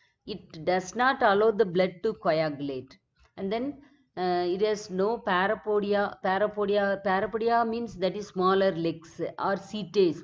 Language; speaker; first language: English; non-native, local second language; Tamil